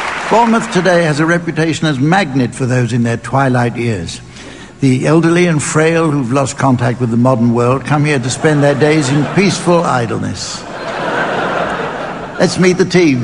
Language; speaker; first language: English; native; English